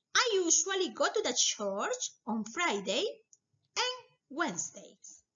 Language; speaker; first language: English; non-native, fluent; Spanish